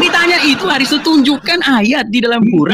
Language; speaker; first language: Indonesian; native; Indonesian